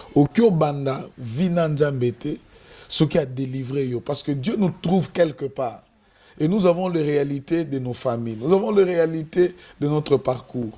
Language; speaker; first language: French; non-native, local second language; Lingala